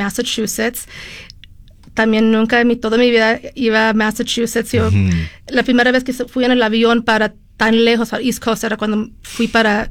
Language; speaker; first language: Spanish; early bilingual, heritage; Spanish